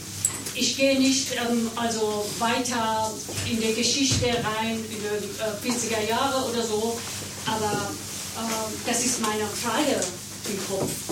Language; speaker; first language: German; non-native, learner; Persian